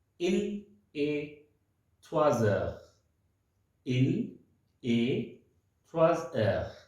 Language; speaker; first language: French; non-native, fluent; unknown